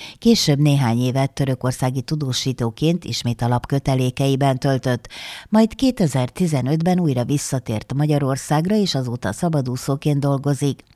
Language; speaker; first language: Hungarian; native; Hungarian